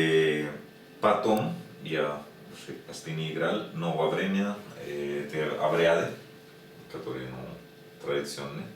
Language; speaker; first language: Russian; non-native, learner; Spanish